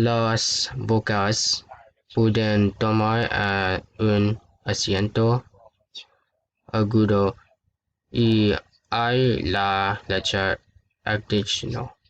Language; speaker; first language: Spanish; non-native, learner; English